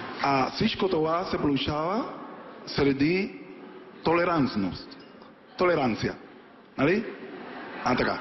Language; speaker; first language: Bulgarian; non-native, learner; Spanish